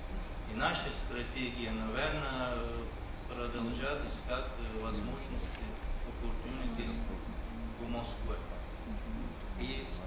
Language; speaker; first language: Russian; non-native, fluent; Turkish